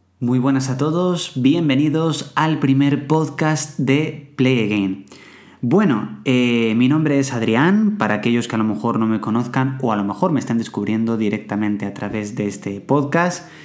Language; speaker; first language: Spanish; native; Spanish